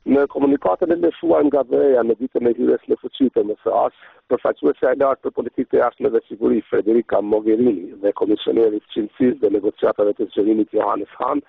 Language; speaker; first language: Albanian; native; Albanian